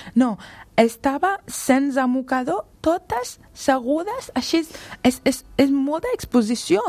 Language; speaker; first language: Catalan; non-native, fluent; Persian